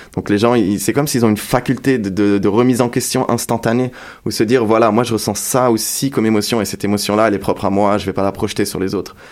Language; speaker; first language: French; non-native, local second language; Arabic